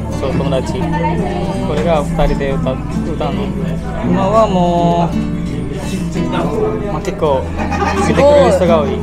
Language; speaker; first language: Japanese; non-native, fluent; Indonesian